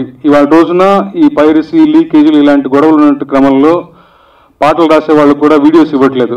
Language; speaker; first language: Telugu; native; Telugu